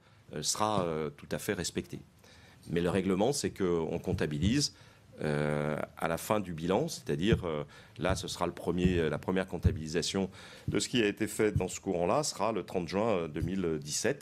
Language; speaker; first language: French; native; French